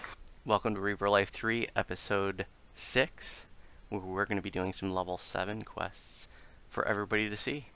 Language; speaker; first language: English; native; English